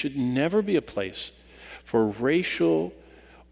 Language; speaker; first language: English; native; English